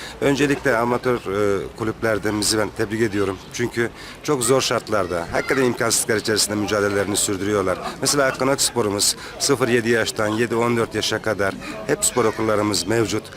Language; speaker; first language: Turkish; native; Turkish